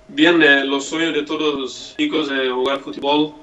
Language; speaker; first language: Spanish; non-native, learner; Portuguese